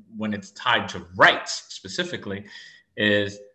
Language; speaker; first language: English; native; English